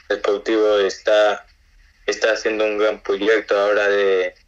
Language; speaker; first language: Spanish; non-native, fluent; Nigerian Pidgin